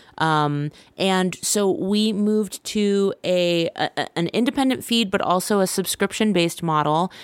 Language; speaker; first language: English; native; English